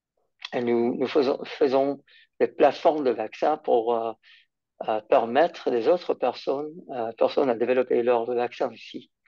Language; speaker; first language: French; non-native, fluent; English